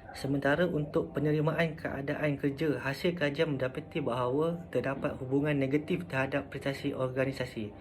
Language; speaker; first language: Malay; native; Malay